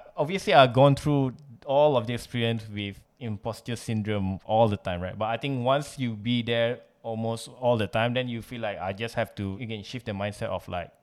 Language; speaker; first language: English; non-native, local second language; Malay